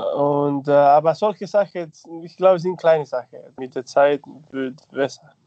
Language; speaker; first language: German; non-native, fluent; Spanish